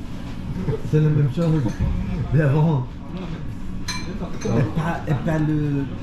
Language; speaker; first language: French; non-native, learner; Spanish